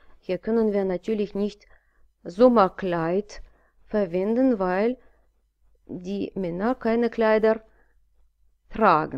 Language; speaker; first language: German; non-native, fluent; Russian